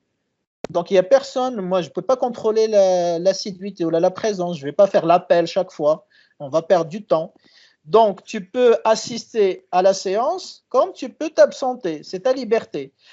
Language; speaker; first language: French; non-native, local second language; Arabic